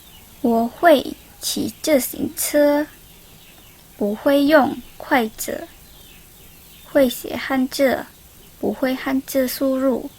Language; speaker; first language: Chinese; non-native, learner; Indonesian